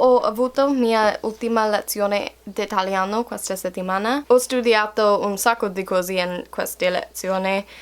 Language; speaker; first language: Italian; non-native, learner; English